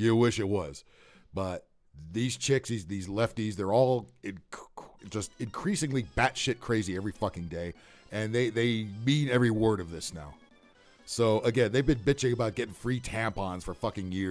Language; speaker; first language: English; native; English